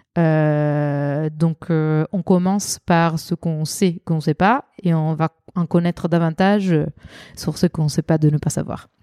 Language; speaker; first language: French; non-native, fluent; Italian